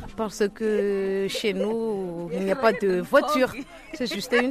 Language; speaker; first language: French; non-native, local second language; Malagasy